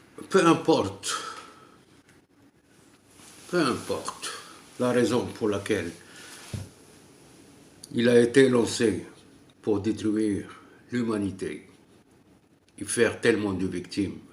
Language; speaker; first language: French; non-native, local second language; Arabic